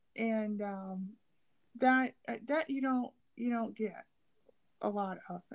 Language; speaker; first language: English; native; English